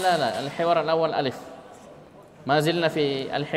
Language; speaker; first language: Arabic; non-native, fluent; Indonesian